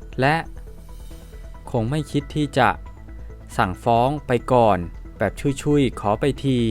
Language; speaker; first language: Thai; native; Thai